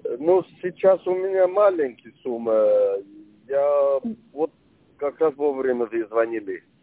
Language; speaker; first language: Russian; non-native, fluent; Armenian